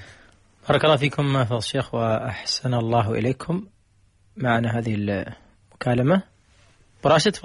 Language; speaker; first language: Arabic; native; Arabic